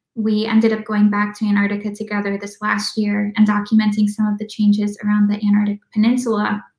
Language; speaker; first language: English; native; English